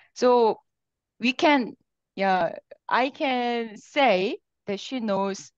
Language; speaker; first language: English; non-native, fluent; Korean